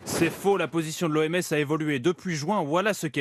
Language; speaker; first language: French; native; French